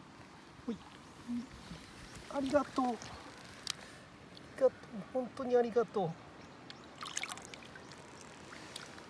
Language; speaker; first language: Japanese; native; Japanese